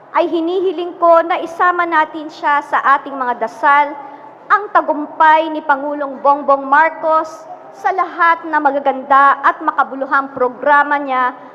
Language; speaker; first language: Filipino; native; Filipino